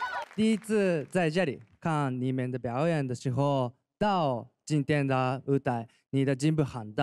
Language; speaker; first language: Chinese; non-native, learner; Japanese